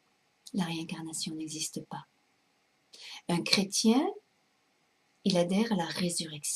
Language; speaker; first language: French; native; French